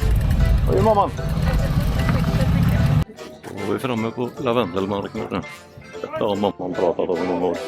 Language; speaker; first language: Swedish; native; Swedish